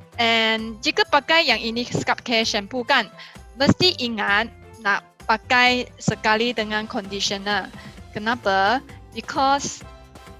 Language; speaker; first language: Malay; non-native, local second language; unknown